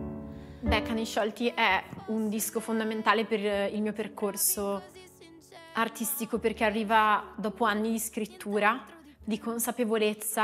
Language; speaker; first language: Italian; native; Italian